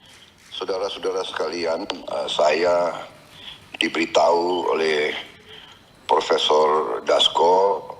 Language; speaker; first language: Indonesian; native; Indonesian